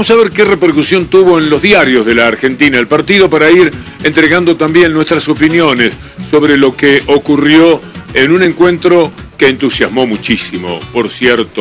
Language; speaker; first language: Spanish; native; Spanish